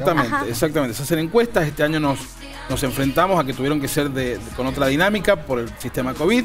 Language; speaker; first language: Spanish; native; Spanish